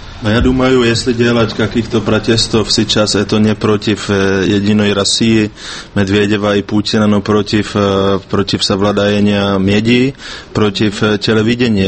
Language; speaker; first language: Russian; non-native, fluent; Czech